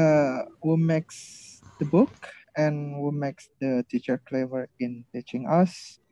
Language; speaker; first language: English; non-native, learner; Indonesian